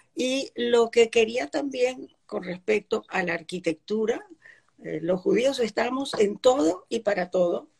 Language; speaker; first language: Spanish; early bilingual, other home language; Polish